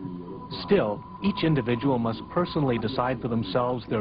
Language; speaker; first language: English; native; English